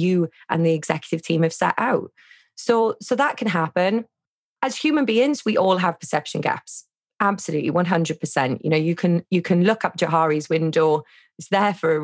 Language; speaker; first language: English; native; English